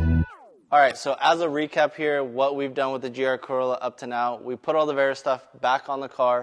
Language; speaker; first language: English; native; English